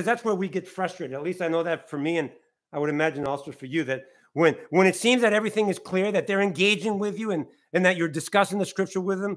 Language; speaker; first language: English; native; English